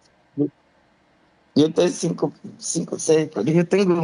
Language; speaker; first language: Spanish; non-native, fluent; Haitian Creole